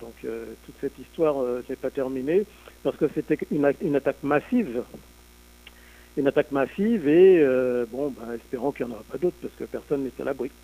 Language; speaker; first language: French; native; French